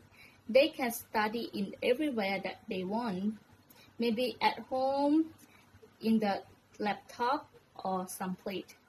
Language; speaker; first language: English; non-native, learner; Thai